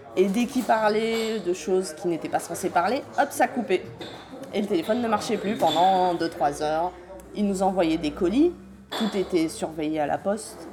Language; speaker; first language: French; early bilingual, other home language; Polish